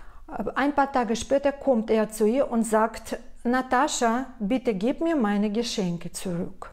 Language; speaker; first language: German; non-native, fluent; Russian